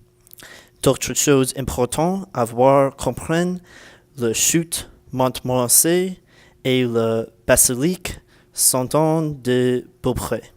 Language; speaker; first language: French; non-native, learner; English